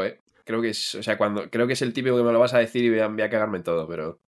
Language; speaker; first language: Spanish; native; Spanish